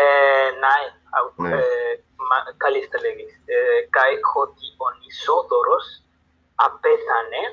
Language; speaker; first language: Greek; non-native, learner; Spanish